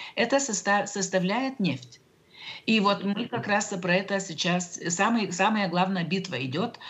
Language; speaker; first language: Russian; non-native, local second language; Lithuanian